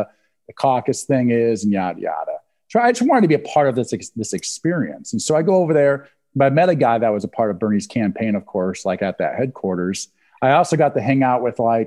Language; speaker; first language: English; native; English